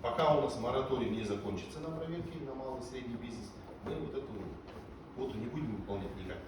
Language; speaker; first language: Russian; non-native, local second language; Kazakh